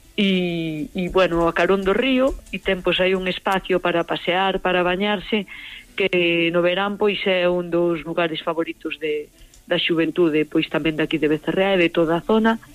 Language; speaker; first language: Galician; native; Galician